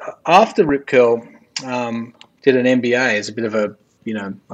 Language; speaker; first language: English; native; English